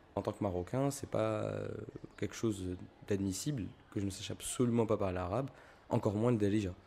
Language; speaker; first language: French; native; French